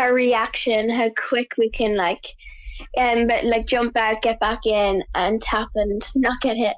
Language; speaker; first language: English; native; English